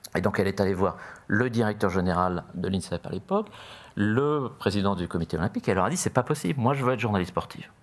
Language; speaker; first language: French; native; French